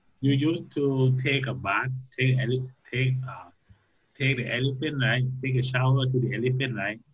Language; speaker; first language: English; non-native, learner; Thai